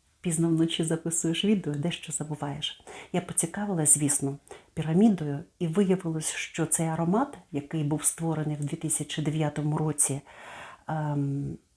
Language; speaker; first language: Ukrainian; native; Ukrainian